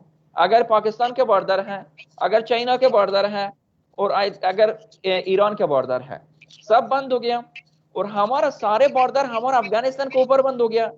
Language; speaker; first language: Hindi; non-native, fluent; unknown